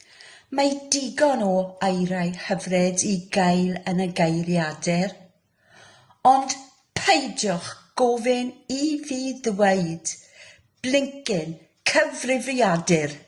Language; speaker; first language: Welsh; non-native, learner; English